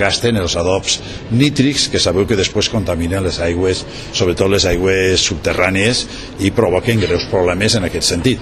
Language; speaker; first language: Catalan; native; Catalan